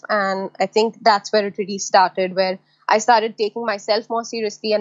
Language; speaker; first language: English; non-native, local second language; Hindi